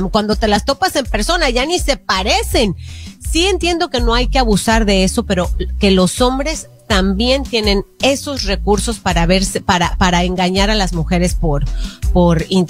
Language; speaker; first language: Spanish; native; Spanish